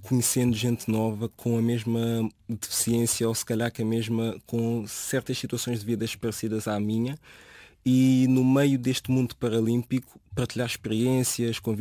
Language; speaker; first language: Portuguese; native; Portuguese